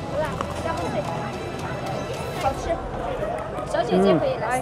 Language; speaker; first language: Chinese; native; Chinese